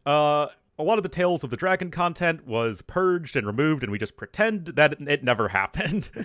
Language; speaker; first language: English; native; English